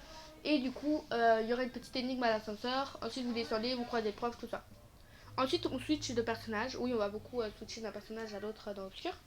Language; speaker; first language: French; native; French